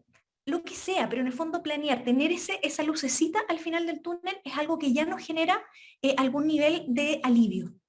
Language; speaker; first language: Spanish; native; Spanish